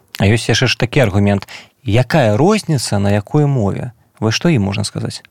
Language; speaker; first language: Belarusian; non-native, local second language; Russian